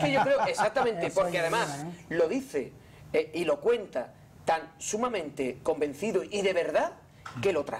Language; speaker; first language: Spanish; native; Spanish